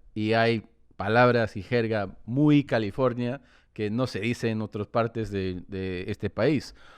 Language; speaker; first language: Spanish; early bilingual, heritage; Spanish